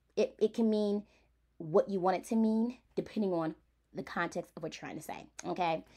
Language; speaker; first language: English; early bilingual, other home language; Spanish